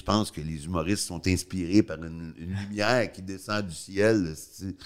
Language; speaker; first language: French; native; French